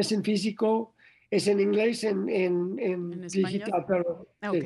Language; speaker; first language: Spanish; non-native, learner; English